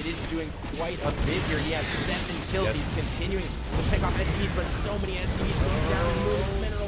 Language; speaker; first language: English; native; English